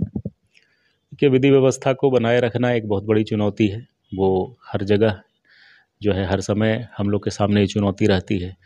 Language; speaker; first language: Hindi; native; Hindi